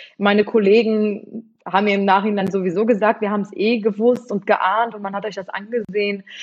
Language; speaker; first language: German; early bilingual, other home language; Polish